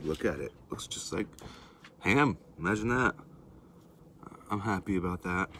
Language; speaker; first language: English; native; English